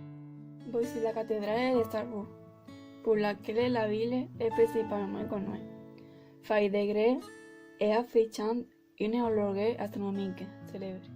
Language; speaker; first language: French; non-native, learner; Spanish